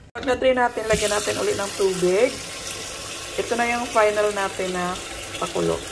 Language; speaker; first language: Filipino; non-native, local second language; Hiligaynon